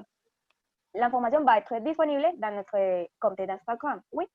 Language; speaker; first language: French; non-native, fluent; Spanish